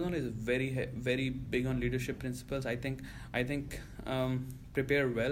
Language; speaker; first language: English; non-native, local second language; Hindi